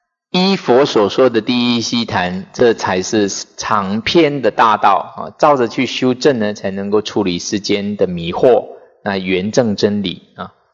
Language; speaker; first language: Chinese; non-native, fluent; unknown